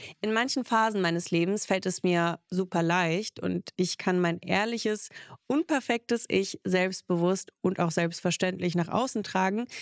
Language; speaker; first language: German; early bilingual, other home language; Russian